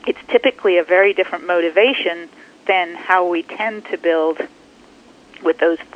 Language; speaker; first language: English; native; English